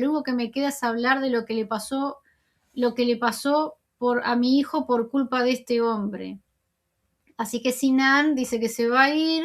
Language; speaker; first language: Spanish; native; Spanish